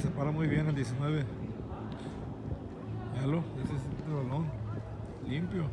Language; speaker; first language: Spanish; native; Spanish